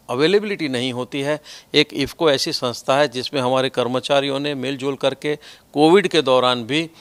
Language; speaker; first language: Hindi; non-native, local second language; Gujarati